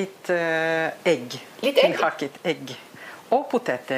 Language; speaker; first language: Norwegian; non-native, fluent; Russian